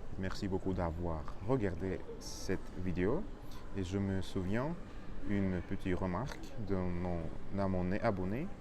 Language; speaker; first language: French; non-native, learner; Russian